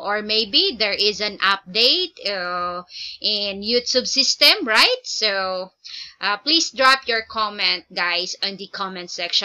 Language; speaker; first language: English; non-native, local second language; Filipino